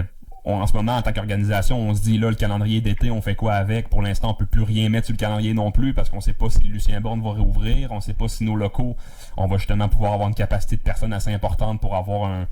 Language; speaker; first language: French; native; French